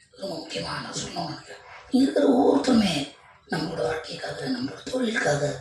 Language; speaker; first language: Tamil; native; Tamil